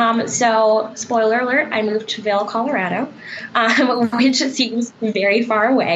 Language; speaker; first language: English; native; English